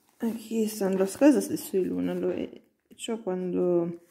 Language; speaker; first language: Spanish; non-native, learner; Italian